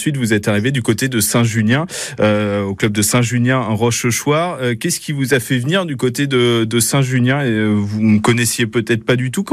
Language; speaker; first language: French; native; French